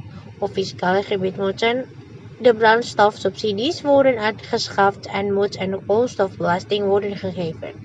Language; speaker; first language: Dutch; non-native, fluent; Indonesian